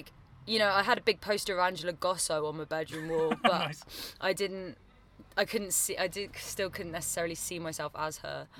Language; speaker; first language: English; native; English